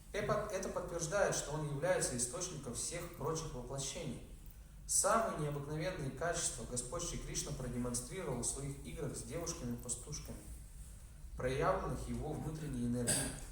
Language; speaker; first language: Russian; native; Russian